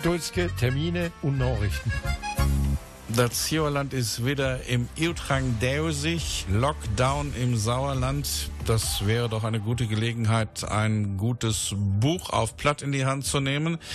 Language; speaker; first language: German; native; German